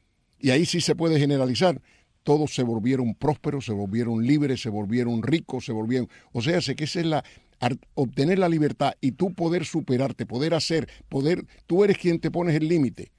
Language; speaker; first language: Spanish; native; Spanish